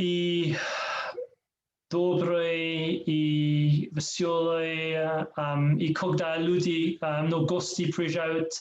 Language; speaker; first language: Russian; non-native, learner; English